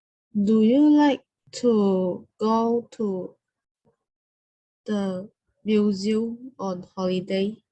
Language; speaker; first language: English; non-native, learner; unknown